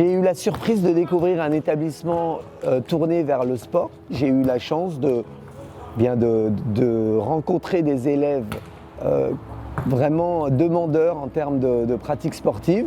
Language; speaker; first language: French; early bilingual, other home language; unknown